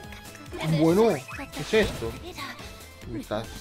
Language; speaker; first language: Spanish; native; Spanish